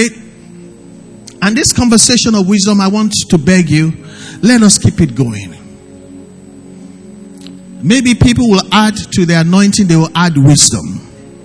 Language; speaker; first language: English; non-native, local second language; Yoruba